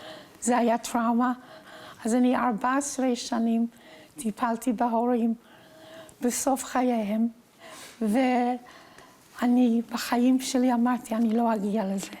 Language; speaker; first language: Hebrew; non-native, fluent; English